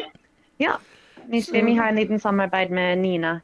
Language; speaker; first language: Norwegian; non-native, fluent; English